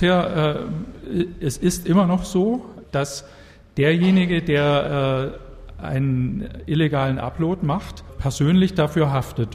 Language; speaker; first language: German; native; German